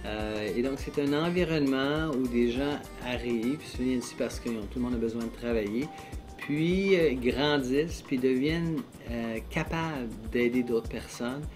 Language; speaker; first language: French; native; French